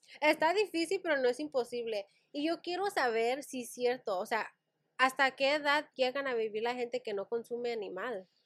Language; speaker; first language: Spanish; early bilingual, heritage; Spanish